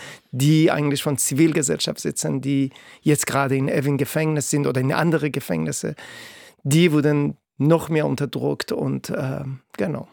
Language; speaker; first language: German; non-native, fluent; Persian